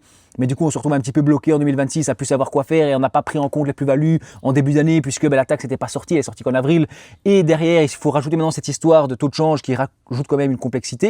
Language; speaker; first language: French; native; French